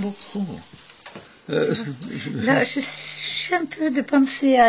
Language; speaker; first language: French; non-native, fluent; Dutch